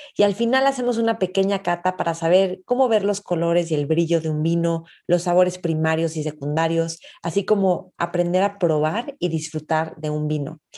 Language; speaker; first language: Spanish; native; Spanish